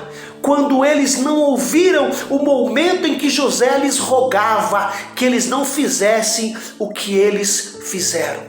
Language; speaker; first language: Portuguese; native; Portuguese